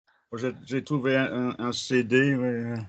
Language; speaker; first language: French; non-native, fluent; English